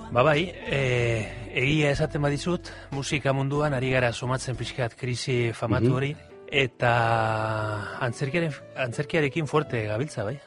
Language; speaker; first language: Basque; non-native, local second language; Spanish